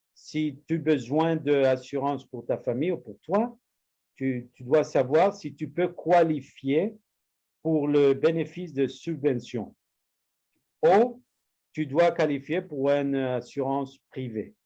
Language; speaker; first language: French; non-native, learner; Spanish